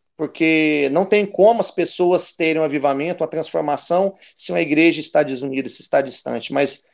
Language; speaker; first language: Portuguese; native; Portuguese